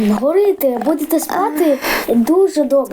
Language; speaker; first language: Ukrainian; non-native, local second language; Russian